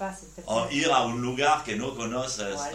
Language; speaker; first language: Spanish; non-native, learner; French